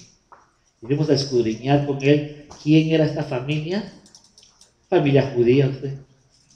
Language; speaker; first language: Spanish; native; Spanish